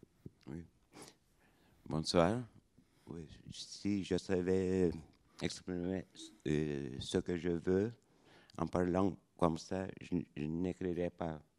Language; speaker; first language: French; non-native, fluent; Lithuanian